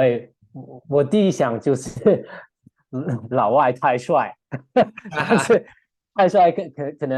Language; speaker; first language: Chinese; early bilingual, heritage; English